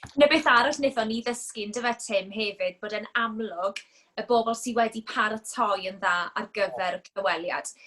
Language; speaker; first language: Welsh; native; Welsh